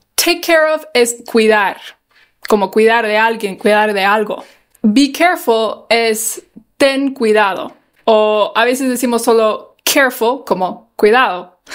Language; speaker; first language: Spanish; non-native, fluent; English